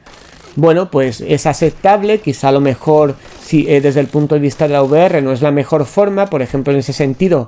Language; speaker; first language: Spanish; native; Spanish